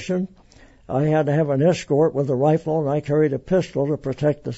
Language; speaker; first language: English; native; English